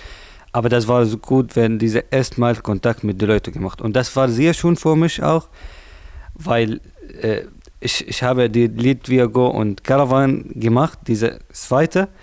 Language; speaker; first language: German; non-native, learner; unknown